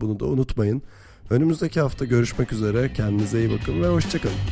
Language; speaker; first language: Turkish; native; Turkish